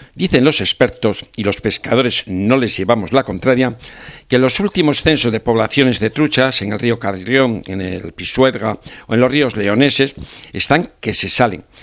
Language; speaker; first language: Spanish; native; Spanish